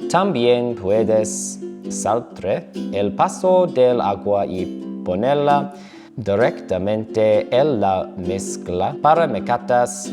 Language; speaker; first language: Spanish; non-native, learner; English